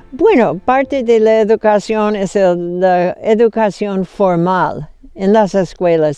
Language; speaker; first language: Spanish; non-native, fluent; English